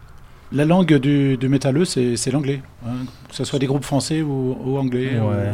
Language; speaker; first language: French; native; French